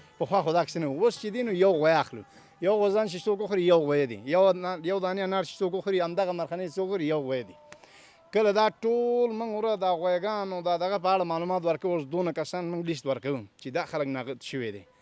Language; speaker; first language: Pashto; non-native, local second language; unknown